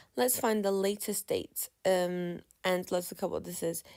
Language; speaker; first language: English; non-native, fluent; Turkish